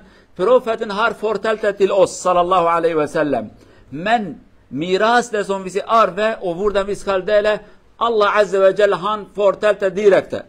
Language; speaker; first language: Swedish; non-native, learner; Kurdish